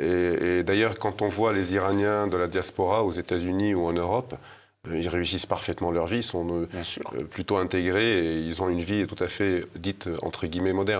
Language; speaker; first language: French; native; French